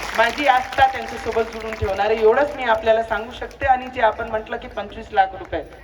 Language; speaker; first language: Marathi; non-native, local second language; Punjabi